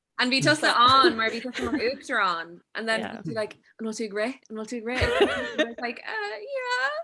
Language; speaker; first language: Irish; non-native, local second language; English